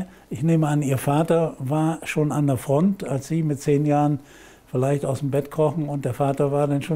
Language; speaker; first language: German; native; German